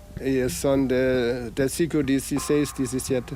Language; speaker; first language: Spanish; non-native, fluent; German